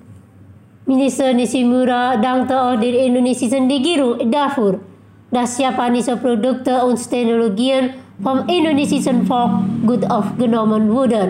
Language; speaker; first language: German; non-native, learner; Indonesian